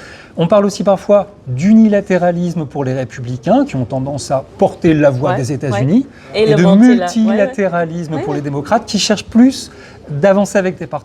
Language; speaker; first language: French; native; French